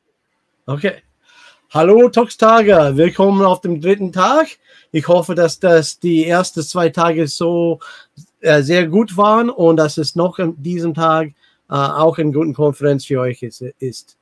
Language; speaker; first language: German; non-native, learner; English